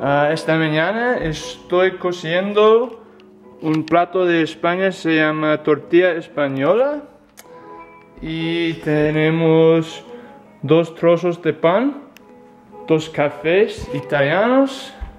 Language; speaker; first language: Spanish; non-native, learner; English